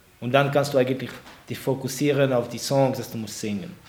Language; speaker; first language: German; non-native, local second language; French